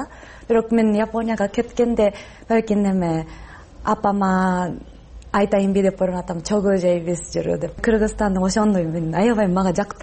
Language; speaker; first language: Kyrgyz; non-native, learner; Japanese